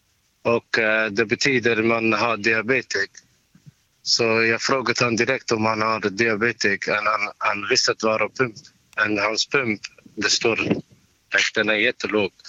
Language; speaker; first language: Swedish; non-native, learner; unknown